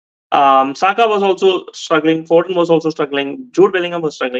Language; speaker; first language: English; non-native, local second language; Malayalam